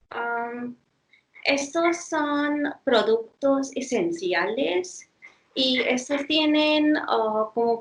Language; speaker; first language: Spanish; non-native, fluent; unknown